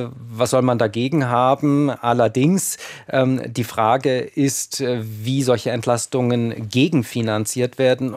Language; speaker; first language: German; native; German